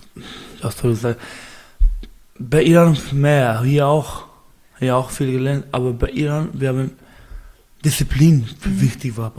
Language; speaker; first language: German; non-native, learner; Baluchi